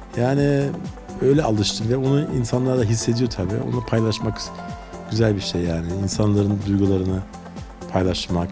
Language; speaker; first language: Turkish; early bilingual, heritage; Turkish